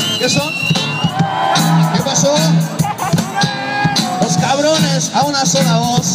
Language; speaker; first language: Spanish; native; Spanish